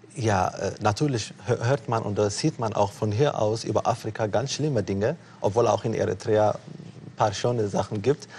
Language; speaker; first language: German; non-native, fluent; Tigrinya